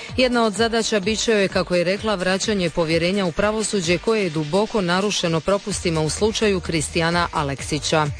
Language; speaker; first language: Serbian; native; Serbian